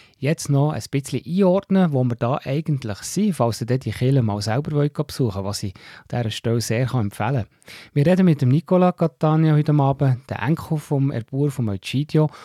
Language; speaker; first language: German; native; German